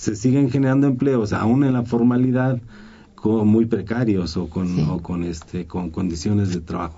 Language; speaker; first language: Spanish; native; Spanish